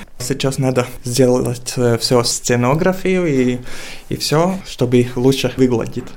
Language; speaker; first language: Russian; non-native, learner; Latvian